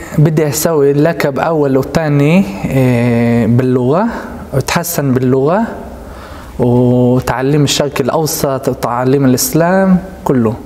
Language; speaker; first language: Arabic; non-native, local second language; Hebrew